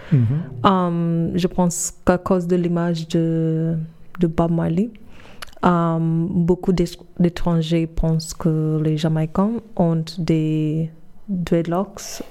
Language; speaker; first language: French; non-native, fluent; English